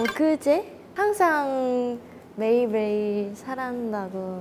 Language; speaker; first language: Korean; non-native, fluent; Chinese